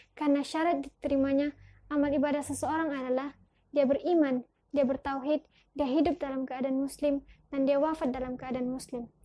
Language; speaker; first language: Indonesian; early bilingual, heritage; Indonesian